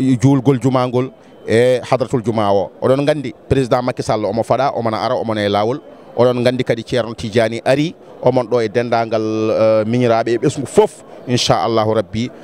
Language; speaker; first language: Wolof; non-native, local second language; Fula